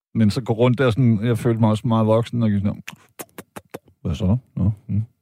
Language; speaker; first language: Danish; native; Danish